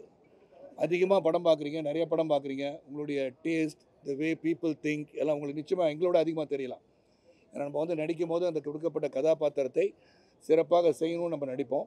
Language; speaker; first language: Tamil; native; Tamil